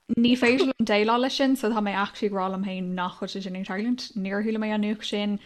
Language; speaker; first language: Irish; non-native, local second language; English